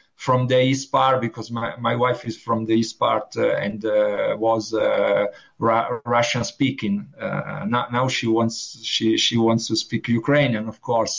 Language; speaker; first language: English; non-native, learner; Italian